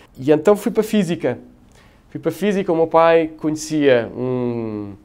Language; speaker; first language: Portuguese; native; Portuguese